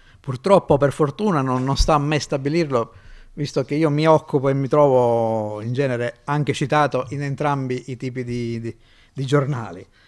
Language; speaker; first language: Italian; native; Italian